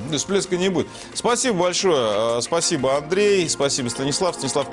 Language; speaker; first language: Russian; native; Russian